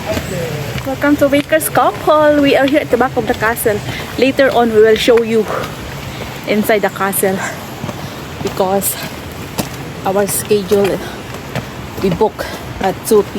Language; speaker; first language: English; non-native, learner; Filipino